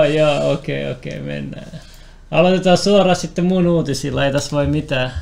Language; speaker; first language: Finnish; native; Finnish